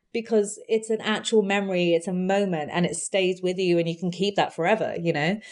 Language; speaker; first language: English; native; English